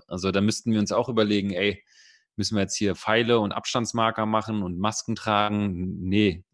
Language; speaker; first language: German; native; German